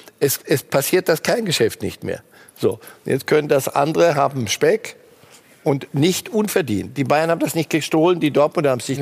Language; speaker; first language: German; native; German